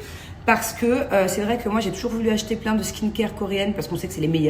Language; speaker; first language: French; native; French